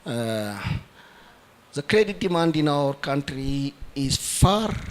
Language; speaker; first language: English; non-native, local second language; Amharic